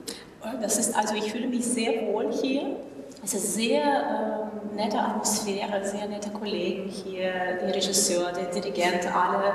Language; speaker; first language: German; non-native, fluent; Russian